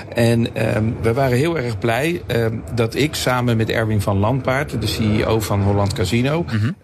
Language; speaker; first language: Dutch; native; Dutch